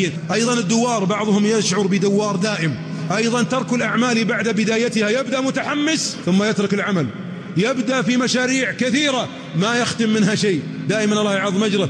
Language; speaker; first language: Arabic; native; Arabic